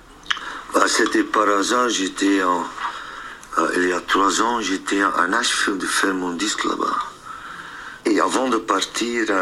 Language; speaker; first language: French; non-native, local second language; Dutch